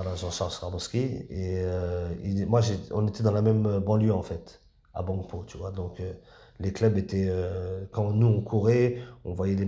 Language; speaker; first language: French; native; French